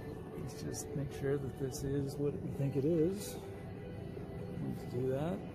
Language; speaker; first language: English; native; English